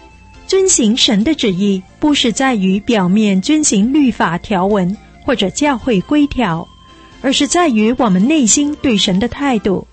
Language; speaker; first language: Chinese; native; Chinese